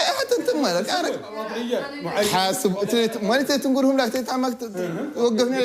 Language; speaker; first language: Arabic; native; Arabic